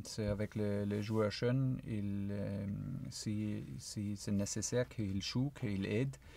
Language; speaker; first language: French; non-native, fluent; German